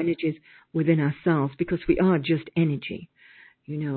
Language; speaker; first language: English; native; English